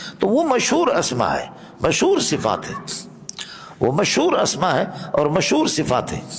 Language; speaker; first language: Urdu; non-native, local second language; Baluchi